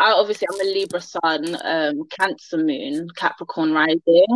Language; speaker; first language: English; native; English